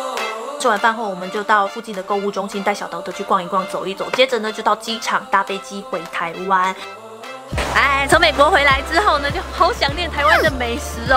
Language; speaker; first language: Chinese; native; Chinese